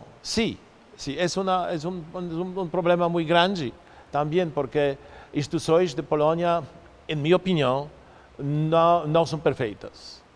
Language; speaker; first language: Portuguese; non-native, fluent; Polish